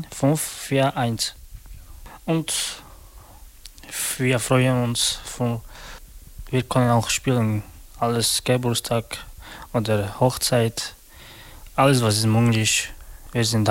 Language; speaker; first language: German; non-native, learner; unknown